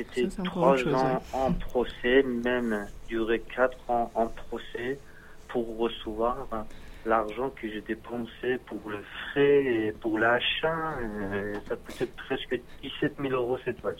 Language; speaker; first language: French; non-native, learner; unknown